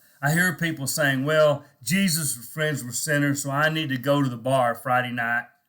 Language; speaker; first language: English; native; English